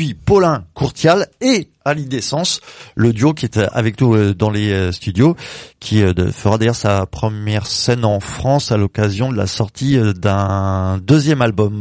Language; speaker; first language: French; native; French